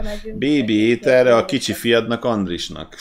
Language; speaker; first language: Hungarian; native; Hungarian